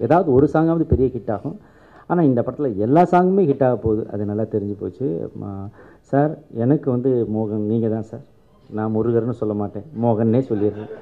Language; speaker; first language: Tamil; native; Tamil